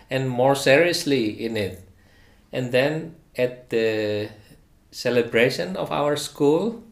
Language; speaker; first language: English; non-native, fluent; Indonesian